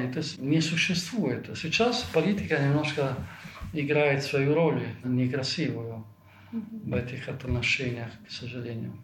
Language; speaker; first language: Russian; non-native, fluent; Italian